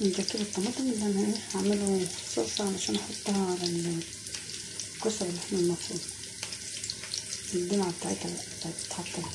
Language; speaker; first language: Arabic; native; Arabic